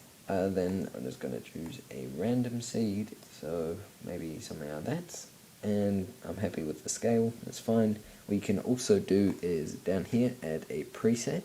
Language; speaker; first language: English; native; English